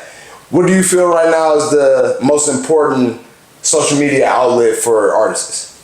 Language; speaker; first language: English; native; English